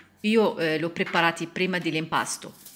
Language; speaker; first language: Italian; non-native, learner; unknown